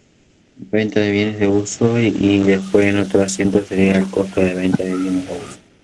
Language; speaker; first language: Spanish; native; Spanish